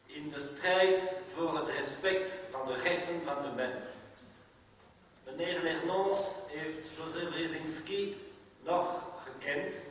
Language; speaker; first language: Dutch; non-native, local second language; French